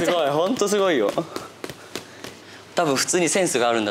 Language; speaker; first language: Japanese; native; Japanese